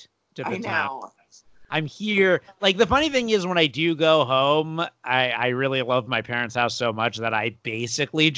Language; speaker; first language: English; native; English